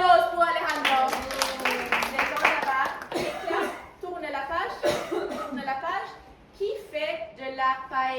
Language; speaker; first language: French; non-native, fluent; Spanish